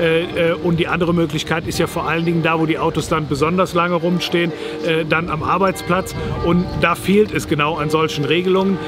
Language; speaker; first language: German; native; German